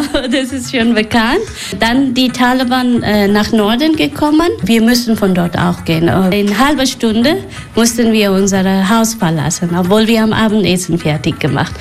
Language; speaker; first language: German; non-native, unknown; Persian